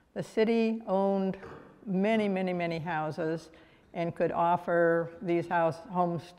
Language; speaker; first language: English; native; English